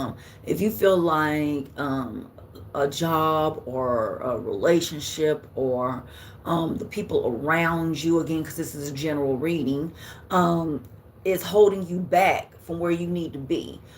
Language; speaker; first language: English; native; English